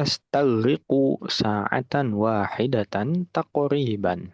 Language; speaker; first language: Arabic; non-native, fluent; Indonesian